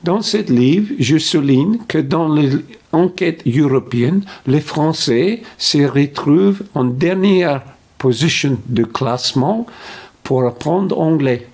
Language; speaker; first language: French; non-native, fluent; English